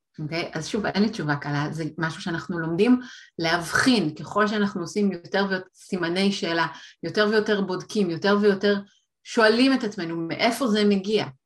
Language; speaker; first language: Hebrew; native; Hebrew